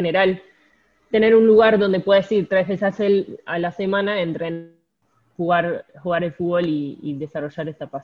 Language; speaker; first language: Spanish; native; Spanish